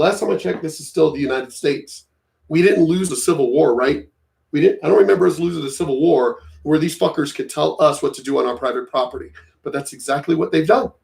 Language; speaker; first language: English; native; English